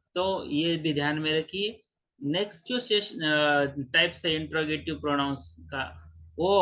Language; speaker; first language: Hindi; non-native, local second language; Marathi